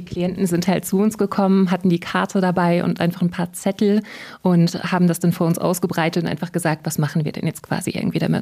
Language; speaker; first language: German; native; German